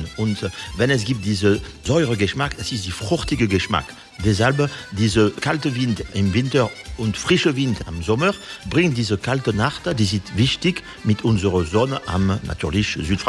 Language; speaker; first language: German; non-native, fluent; French